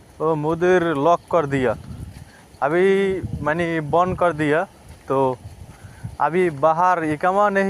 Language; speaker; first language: Hindi; non-native, learner; Bangla